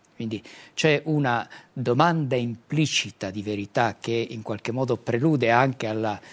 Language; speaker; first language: Italian; non-native, fluent; Arabic